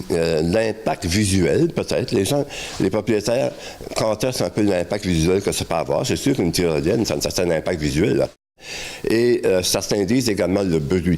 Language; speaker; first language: French; native; French